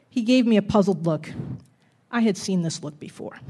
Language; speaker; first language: English; native; English